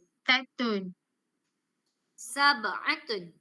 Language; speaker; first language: Arabic; non-native, learner; Malay